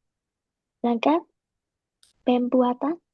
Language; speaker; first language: Indonesian; non-native, learner; Vietnamese